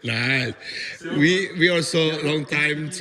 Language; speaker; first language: English; non-native, learner; Indonesian